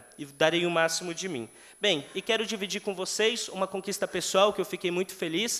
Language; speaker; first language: Portuguese; native; Portuguese